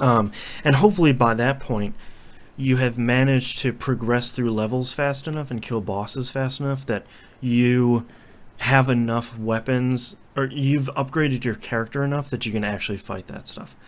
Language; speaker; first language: English; native; English